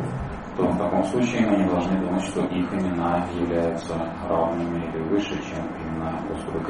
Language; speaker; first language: Russian; native; Russian